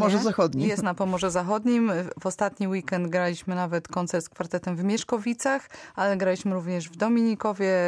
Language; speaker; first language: Polish; native; Polish